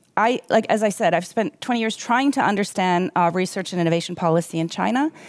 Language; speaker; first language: English; non-native, fluent; German